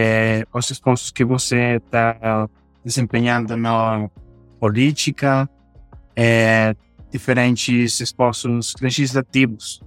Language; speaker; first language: Portuguese; non-native, fluent; Spanish